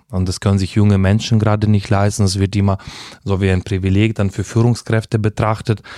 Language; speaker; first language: German; non-native, fluent; Russian